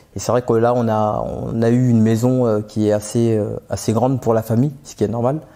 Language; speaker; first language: French; native; French